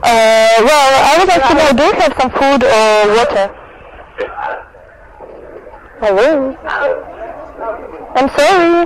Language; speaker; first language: English; non-native, learner; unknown